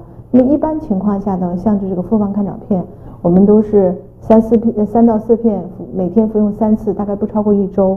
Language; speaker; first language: Chinese; native; Chinese